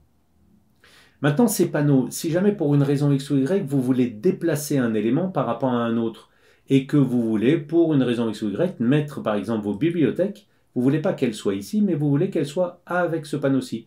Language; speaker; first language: French; native; French